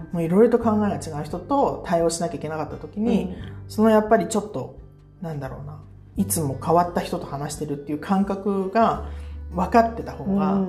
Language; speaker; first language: Japanese; early bilingual, heritage; English